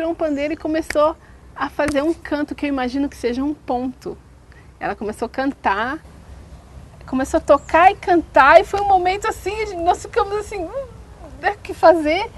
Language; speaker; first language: Portuguese; native; Portuguese